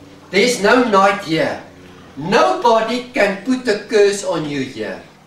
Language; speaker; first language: English; non-native, local second language; Afrikaans